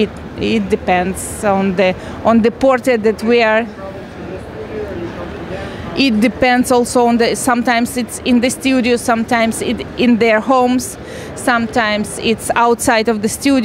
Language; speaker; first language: English; non-native, learner; Russian